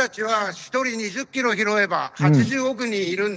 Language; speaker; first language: Japanese; native; Japanese